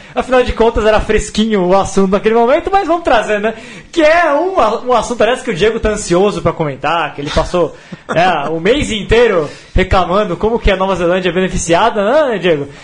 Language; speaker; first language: Portuguese; native; Portuguese